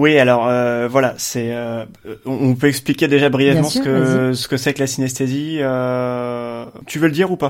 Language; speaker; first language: French; native; French